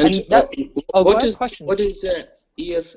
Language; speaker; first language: English; non-native, learner; Ukrainian